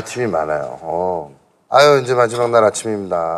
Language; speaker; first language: Korean; native; Korean